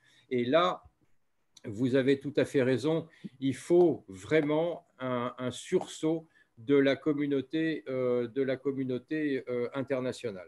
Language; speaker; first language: French; native; French